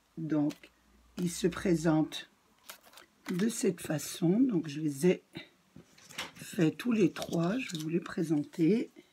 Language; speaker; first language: French; native; French